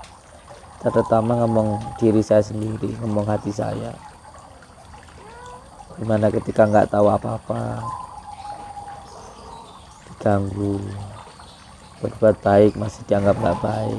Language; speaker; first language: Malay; non-native, local second language; Javanese